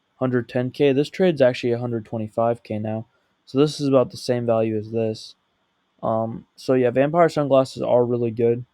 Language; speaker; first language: English; native; English